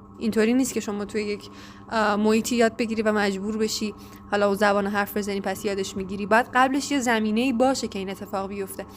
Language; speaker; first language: Persian; native; Persian